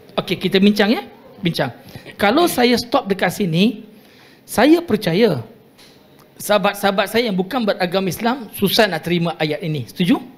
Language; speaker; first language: Malay; non-native, local second language; Tamil